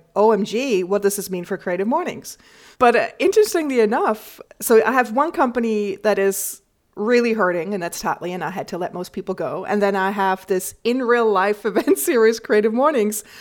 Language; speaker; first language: English; non-native, fluent; German